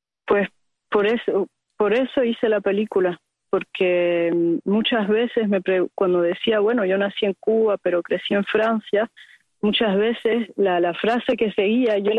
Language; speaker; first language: Spanish; early bilingual, heritage; Spanish